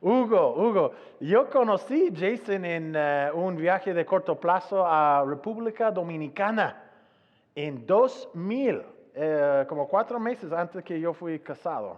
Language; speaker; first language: Spanish; non-native, fluent; English